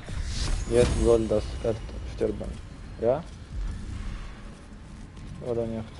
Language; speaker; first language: German; non-native, learner; Russian